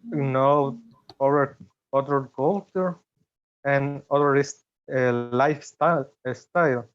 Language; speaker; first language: English; non-native, learner; Spanish